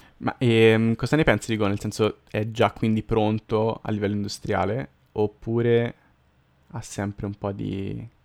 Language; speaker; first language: Italian; native; Italian